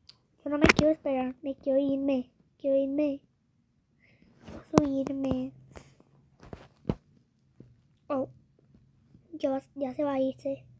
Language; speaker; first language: Spanish; early bilingual, heritage; Spanish